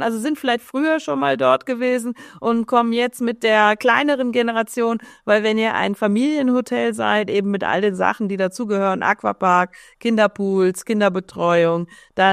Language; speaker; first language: German; native; German